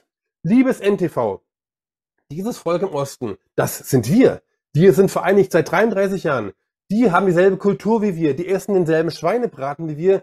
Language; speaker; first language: German; native; German